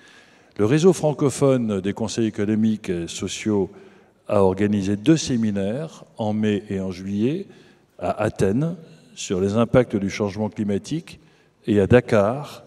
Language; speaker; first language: French; native; French